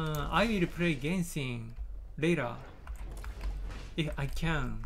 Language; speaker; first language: English; non-native, learner; Japanese